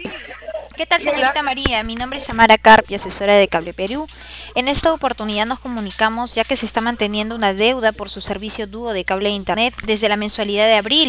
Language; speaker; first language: Spanish; native; Spanish